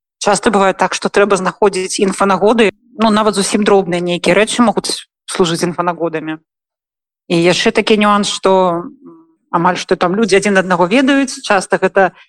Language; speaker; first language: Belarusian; non-native, local second language; Russian